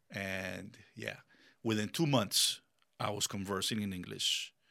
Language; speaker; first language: English; early bilingual, other home language; Spanish